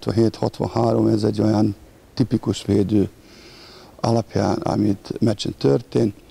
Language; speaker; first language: Hungarian; non-native, fluent; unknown